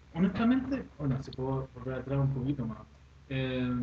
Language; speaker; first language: Spanish; non-native, fluent; Swedish